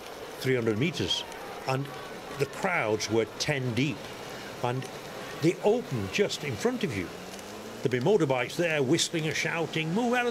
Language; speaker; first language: English; native; English